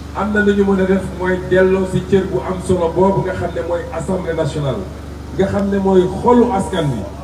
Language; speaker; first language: Wolof; non-native, local second language; Fula